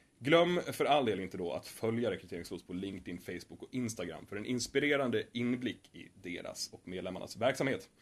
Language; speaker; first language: Swedish; native; Swedish